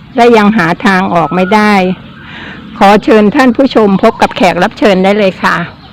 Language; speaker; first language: Thai; native; Thai